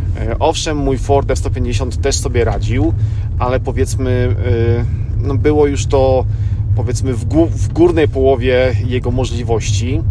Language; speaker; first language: Polish; native; Polish